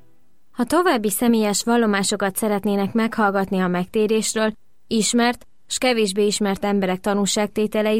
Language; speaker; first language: Hungarian; native; Hungarian